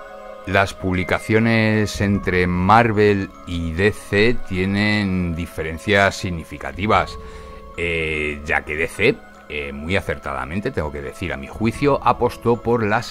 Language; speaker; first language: Spanish; native; Spanish